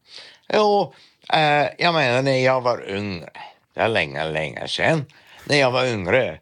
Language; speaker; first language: Swedish; non-native, learner; Dutch